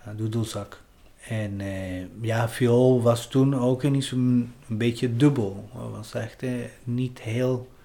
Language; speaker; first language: Dutch; non-native, fluent; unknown